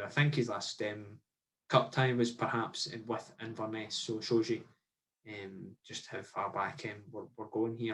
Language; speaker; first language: English; native; English